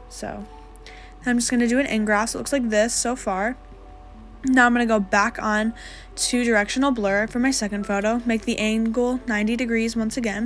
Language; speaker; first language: English; native; English